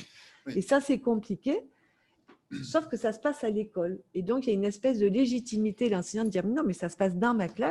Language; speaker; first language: French; native; French